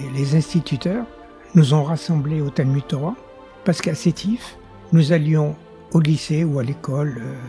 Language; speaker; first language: French; native; French